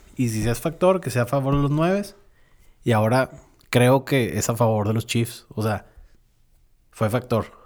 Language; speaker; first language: Spanish; native; Spanish